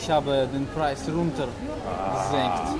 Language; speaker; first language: German; non-native, fluent; Russian